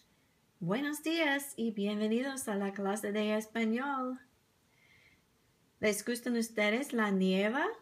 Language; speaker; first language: Spanish; non-native, fluent; English